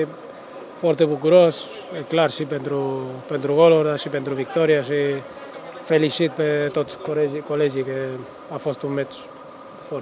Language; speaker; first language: Romanian; non-native, fluent; Spanish